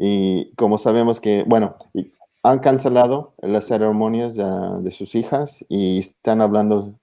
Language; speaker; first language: Spanish; early bilingual, heritage; English